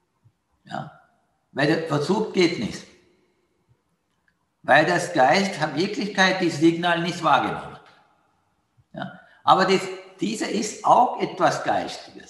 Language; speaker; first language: German; non-native, learner; Sinhala